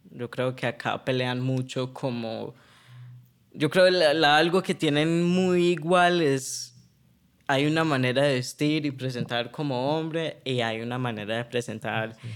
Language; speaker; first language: Spanish; early bilingual, heritage; Spanish